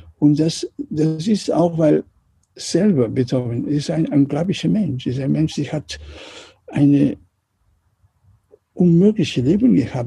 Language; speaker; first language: German; non-native, learner; Catalan